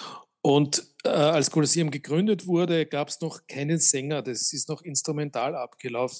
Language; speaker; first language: German; native; German